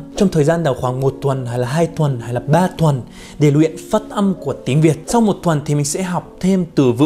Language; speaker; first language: Vietnamese; non-native, fluent; Arabic